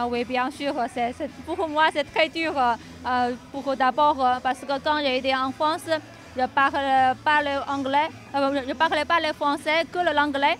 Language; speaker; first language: French; non-native, learner; Chinese